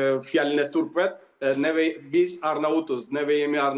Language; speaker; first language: Albanian; early bilingual, heritage; Albanian